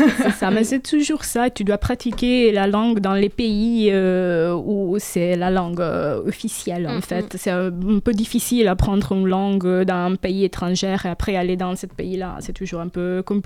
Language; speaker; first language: French; non-native, fluent; Italian